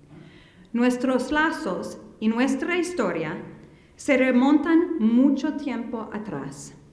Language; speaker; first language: Spanish; non-native, fluent; English